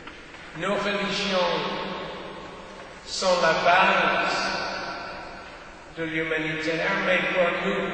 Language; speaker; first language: French; non-native, fluent; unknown